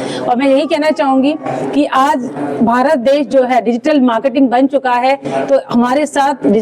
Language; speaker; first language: Hindi; native; Hindi